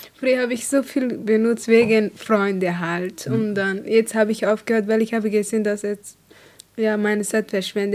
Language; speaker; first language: German; non-native, learner; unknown